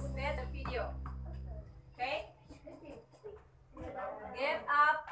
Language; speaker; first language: English; non-native, learner; Indonesian